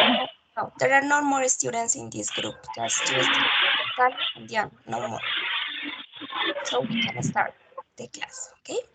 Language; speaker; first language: English; non-native, learner; Spanish